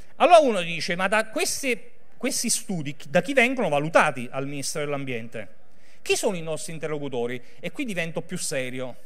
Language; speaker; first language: Italian; native; Italian